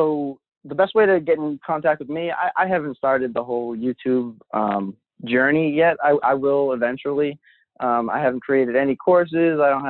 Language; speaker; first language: English; native; English